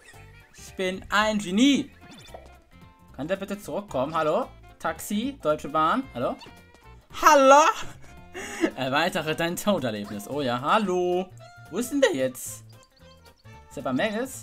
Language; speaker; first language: German; native; German